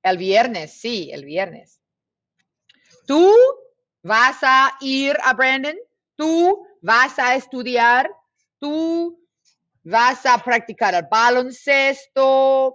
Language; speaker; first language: Spanish; non-native, fluent; English